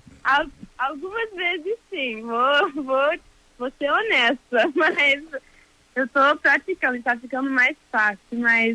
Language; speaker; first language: Portuguese; early bilingual, heritage; Portuguese